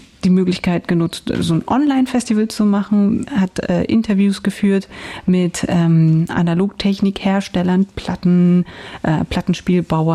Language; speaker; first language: German; native; German